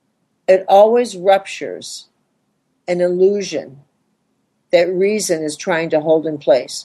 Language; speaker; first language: English; native; English